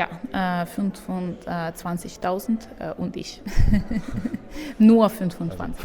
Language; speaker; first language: German; non-native, fluent; Russian